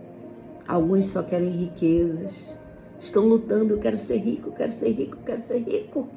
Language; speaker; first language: Portuguese; native; Portuguese